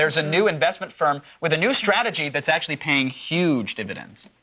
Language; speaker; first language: English; native; English